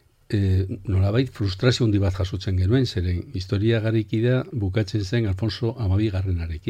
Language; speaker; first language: Basque; non-native, local second language; Spanish